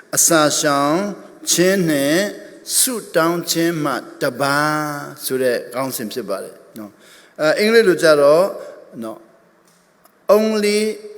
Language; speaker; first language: Burmese; non-native, local second language; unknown